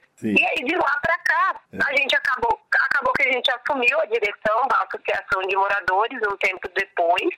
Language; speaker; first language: Portuguese; native; Portuguese